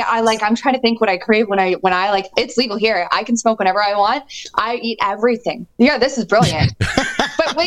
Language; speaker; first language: English; native; English